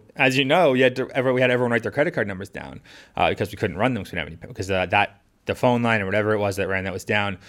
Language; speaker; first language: English; native; English